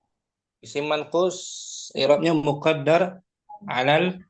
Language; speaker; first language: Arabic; non-native, fluent; Indonesian